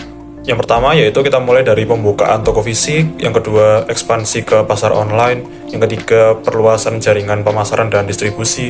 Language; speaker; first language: Indonesian; native; Indonesian